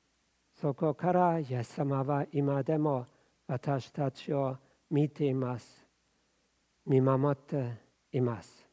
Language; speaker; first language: Japanese; non-native, fluent; German